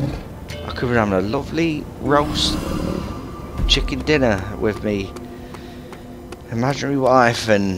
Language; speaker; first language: English; native; English